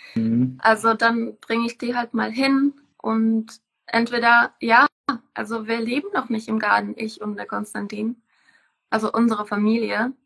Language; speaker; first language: German; non-native, fluent; Czech